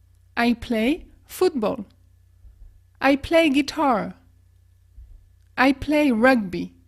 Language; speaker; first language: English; non-native, fluent; French